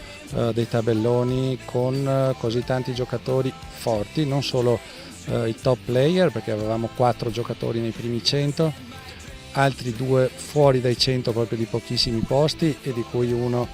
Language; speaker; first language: Italian; native; Italian